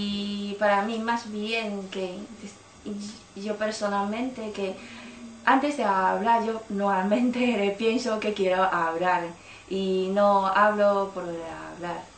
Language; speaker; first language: Spanish; non-native, learner; Chinese